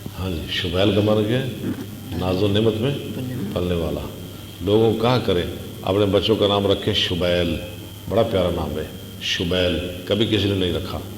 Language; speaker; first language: Urdu; non-native, local second language; Punjabi